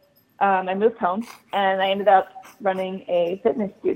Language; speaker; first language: English; native; English